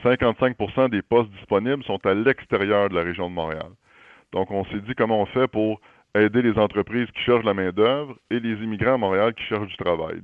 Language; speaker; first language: French; native; French